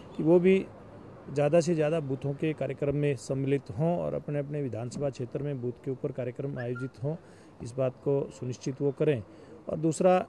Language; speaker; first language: Hindi; native; Hindi